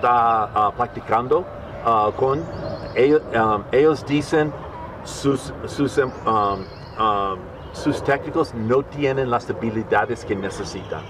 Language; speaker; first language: Spanish; non-native, learner; English